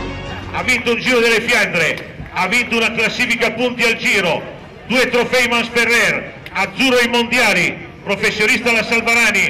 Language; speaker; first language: Italian; native; Italian